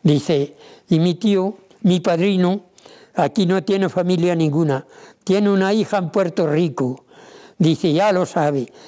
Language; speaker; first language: Spanish; non-native, local second language; Galician